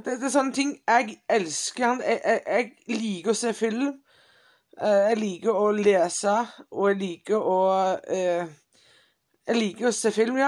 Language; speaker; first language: Norwegian; non-native, fluent; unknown